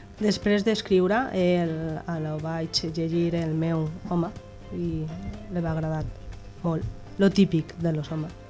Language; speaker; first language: Catalan; non-native, local second language; Spanish